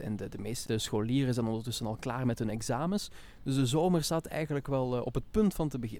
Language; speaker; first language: Dutch; native; Dutch